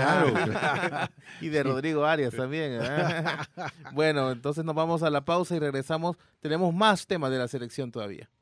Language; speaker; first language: Spanish; native; Spanish